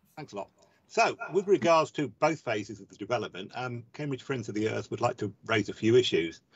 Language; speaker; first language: English; native; English